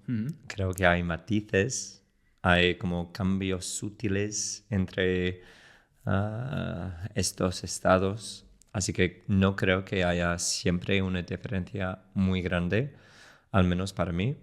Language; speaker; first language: Spanish; non-native, fluent; English